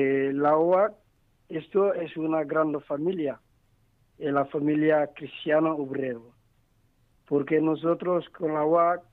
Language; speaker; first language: Spanish; non-native, learner; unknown